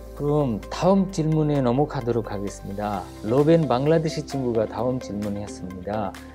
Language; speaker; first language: Korean; non-native, fluent; Bangla